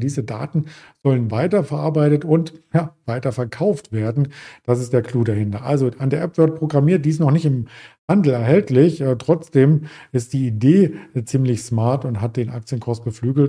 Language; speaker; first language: German; native; German